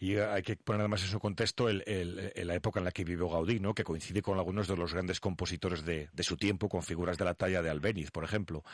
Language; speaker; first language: Spanish; native; Spanish